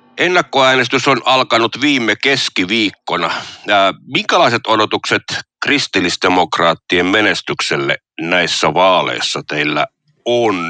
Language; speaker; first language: Finnish; native; Finnish